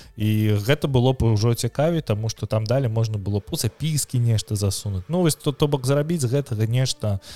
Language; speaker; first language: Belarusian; non-native, local second language; Russian